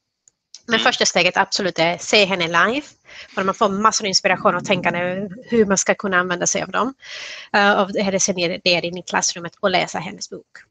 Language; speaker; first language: Swedish; non-native, fluent; Spanish